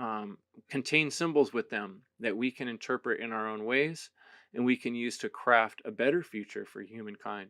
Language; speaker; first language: English; native; English